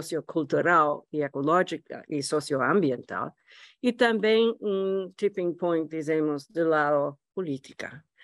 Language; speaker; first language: Portuguese; non-native, fluent; English